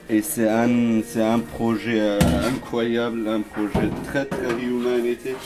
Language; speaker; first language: French; non-native, learner; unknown